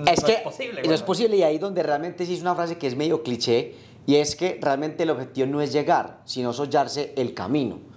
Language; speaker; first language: Spanish; native; Spanish